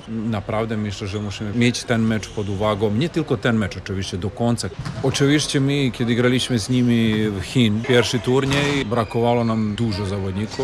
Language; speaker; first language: Polish; non-native, fluent; Serbian